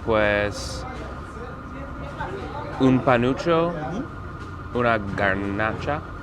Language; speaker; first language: Spanish; non-native, learner; English